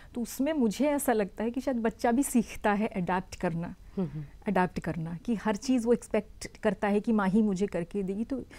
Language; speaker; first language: Hindi; native; Hindi